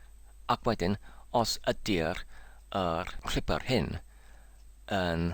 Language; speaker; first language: Welsh; non-native, learner; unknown